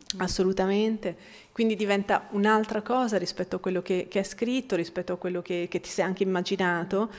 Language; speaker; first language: Italian; non-native, fluent; Bosnian